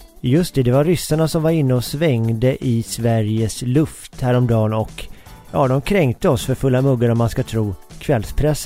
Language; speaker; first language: Swedish; native; Swedish